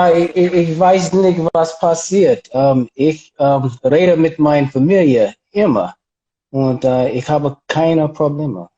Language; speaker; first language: German; non-native, learner; English